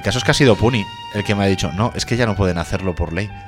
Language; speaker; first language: Spanish; native; Spanish